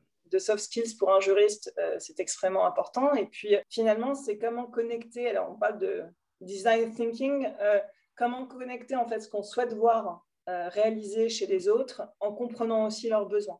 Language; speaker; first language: French; native; French